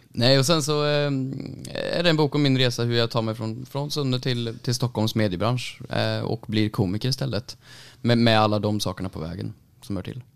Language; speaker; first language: Swedish; native; Swedish